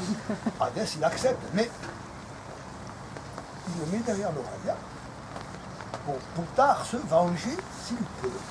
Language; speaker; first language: French; native; French